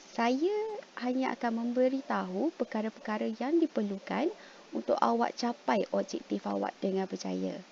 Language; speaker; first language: Malay; native; Malay